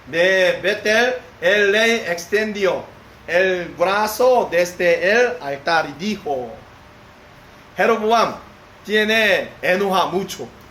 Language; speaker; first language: Spanish; non-native, learner; Korean